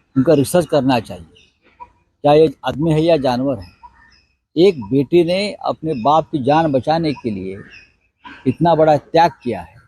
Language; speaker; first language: Hindi; non-native, local second language; Marathi